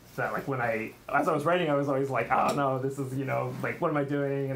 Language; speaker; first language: English; early bilingual, other home language; Armenian